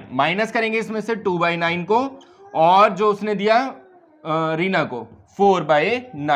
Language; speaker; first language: Hindi; native; Hindi